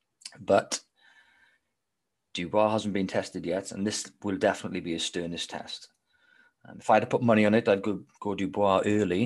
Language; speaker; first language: English; native; English